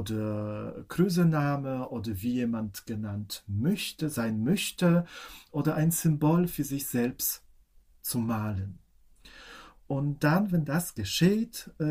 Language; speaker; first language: German; non-native, fluent; Polish